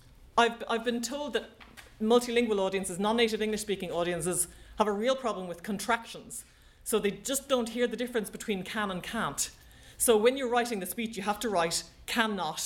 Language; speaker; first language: English; native; English